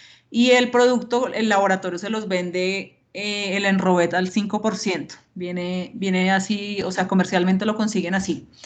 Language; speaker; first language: Spanish; native; Spanish